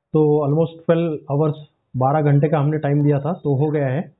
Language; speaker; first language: Hindi; non-native, local second language; Marathi